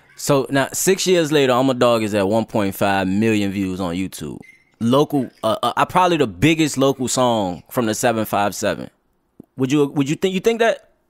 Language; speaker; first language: English; native; English